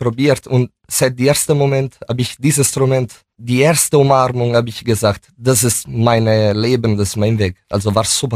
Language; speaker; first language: German; non-native, fluent; Italian